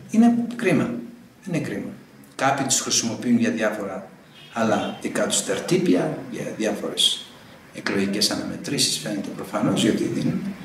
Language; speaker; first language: Greek; early bilingual, heritage; Greek